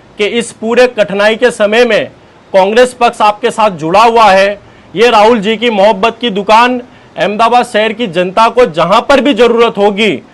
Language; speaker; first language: Hindi; non-native, local second language; Gujarati